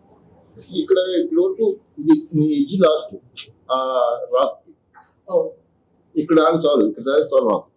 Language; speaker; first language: Telugu; native; Telugu